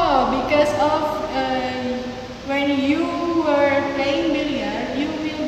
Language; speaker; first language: English; non-native, learner; Indonesian